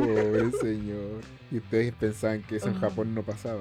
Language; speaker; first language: Spanish; native; Spanish